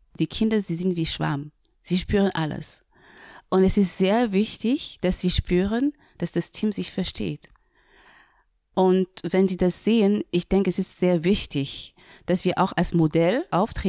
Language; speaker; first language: German; non-native, fluent; French